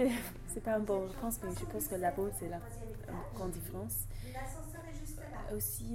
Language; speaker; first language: French; non-native, learner; English